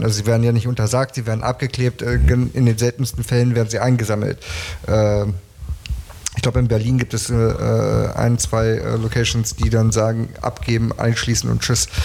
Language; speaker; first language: German; native; German